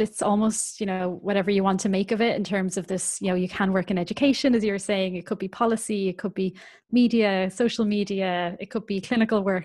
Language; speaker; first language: English; native; English